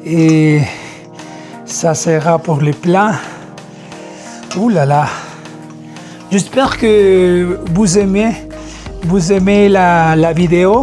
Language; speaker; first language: French; non-native, learner; Spanish